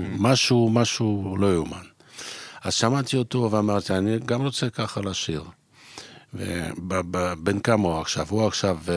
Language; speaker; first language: Hebrew; non-native, fluent; Russian